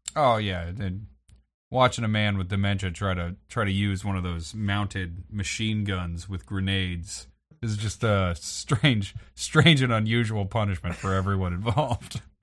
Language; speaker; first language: English; native; English